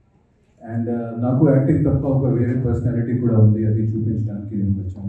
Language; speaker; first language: Telugu; non-native, fluent; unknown